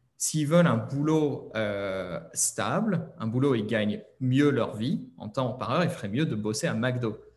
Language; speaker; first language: French; native; French